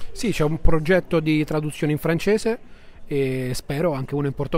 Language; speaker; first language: Italian; native; Italian